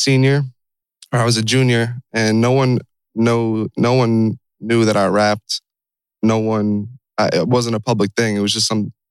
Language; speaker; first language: English; native; English